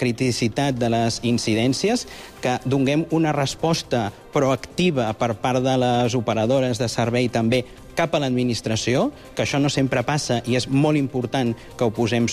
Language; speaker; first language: Catalan; native; Catalan